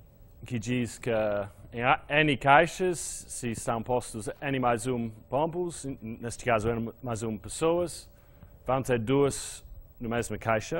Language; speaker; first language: Portuguese; non-native, fluent; English